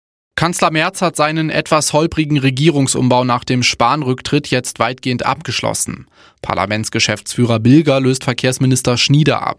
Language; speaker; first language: German; native; German